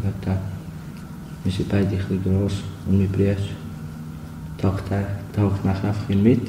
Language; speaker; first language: German; early bilingual, other home language; Albanian